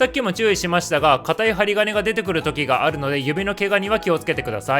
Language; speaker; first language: Japanese; native; Japanese